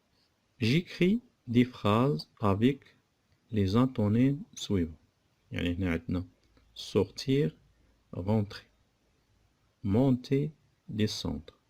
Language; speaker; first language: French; non-native, local second language; Arabic